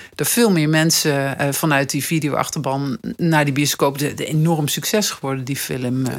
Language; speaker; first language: Dutch; native; Dutch